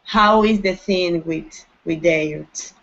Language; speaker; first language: English; non-native, learner; Spanish